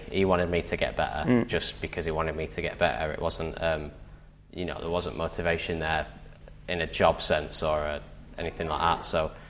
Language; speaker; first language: English; native; English